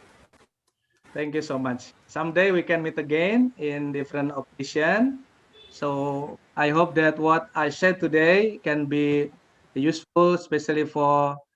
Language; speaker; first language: English; non-native, fluent; Indonesian